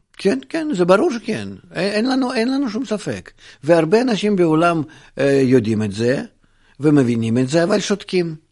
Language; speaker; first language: Hebrew; non-native, fluent; Russian